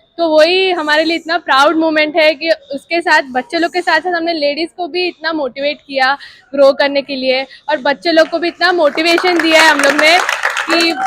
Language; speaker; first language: Hindi; non-native, local second language; Gujarati